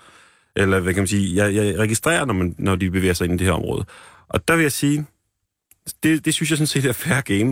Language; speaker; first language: Danish; native; Danish